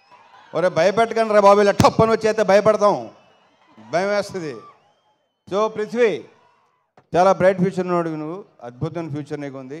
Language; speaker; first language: Telugu; native; Telugu